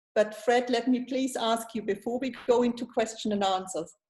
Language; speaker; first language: English; non-native, fluent; German